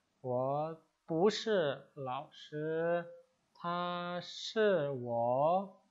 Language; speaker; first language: Chinese; non-native, fluent; Indonesian